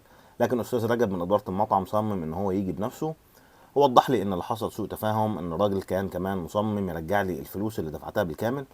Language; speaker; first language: Arabic; native; Arabic